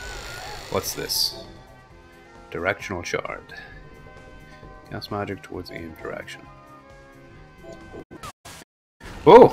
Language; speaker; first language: English; native; English